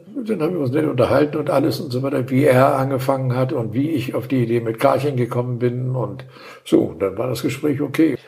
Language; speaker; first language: German; native; German